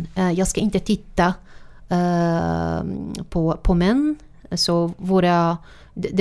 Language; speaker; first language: Swedish; non-native, fluent; Arabic